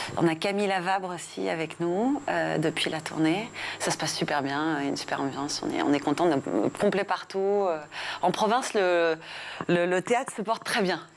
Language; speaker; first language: French; early bilingual, other home language; English